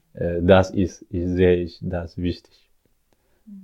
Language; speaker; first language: German; non-native, learner; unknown